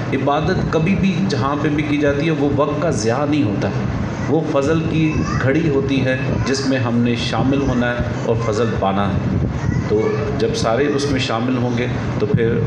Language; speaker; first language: Urdu; non-native, local second language; Punjabi